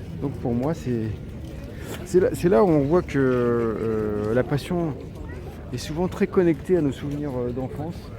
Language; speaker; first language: French; native; French